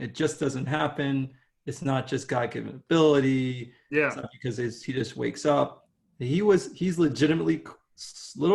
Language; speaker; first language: English; native; English